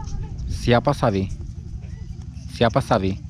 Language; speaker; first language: Indonesian; non-native, learner; Romanian